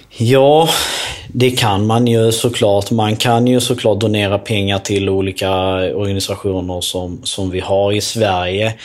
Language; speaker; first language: Swedish; early bilingual, other home language; Albanian